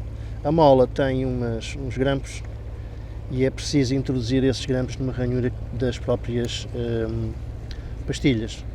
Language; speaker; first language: Portuguese; native; Portuguese